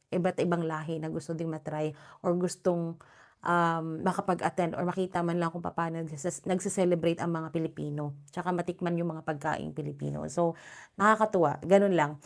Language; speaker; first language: Filipino; native; Filipino